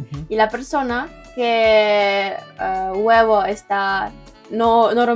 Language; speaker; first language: Spanish; non-native, learner; Ukrainian